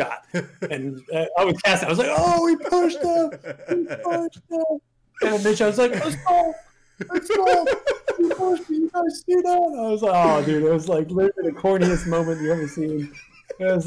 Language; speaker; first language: English; non-native, fluent; French